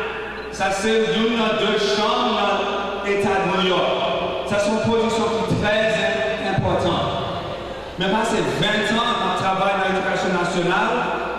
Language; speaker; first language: French; non-native, local second language; Haitian Creole